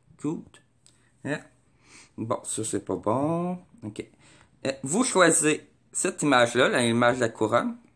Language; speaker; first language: French; native; French